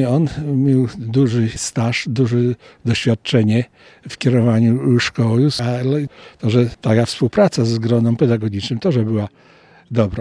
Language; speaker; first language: Polish; non-native, local second language; Ukrainian